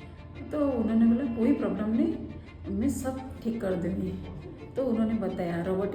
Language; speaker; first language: Hindi; non-native, local second language; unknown